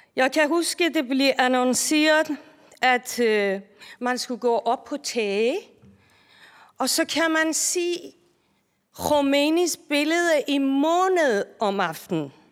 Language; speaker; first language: Danish; non-native, fluent; Persian